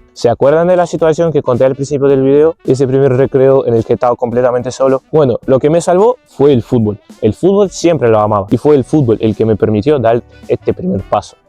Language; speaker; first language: Spanish; non-native, fluent; Ukrainian